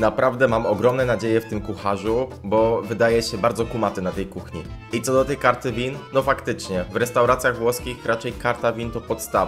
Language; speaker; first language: Polish; native; Polish